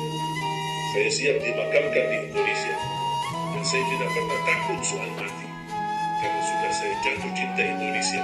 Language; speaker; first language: Indonesian; non-native, fluent; Arabic